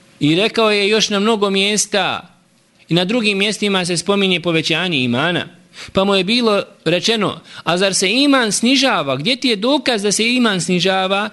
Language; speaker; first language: Bosnian; native; Bosnian